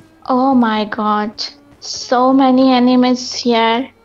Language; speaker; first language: Hindi; non-native, learner; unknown